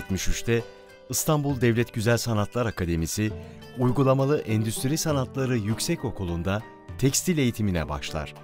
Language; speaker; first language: Turkish; native; Turkish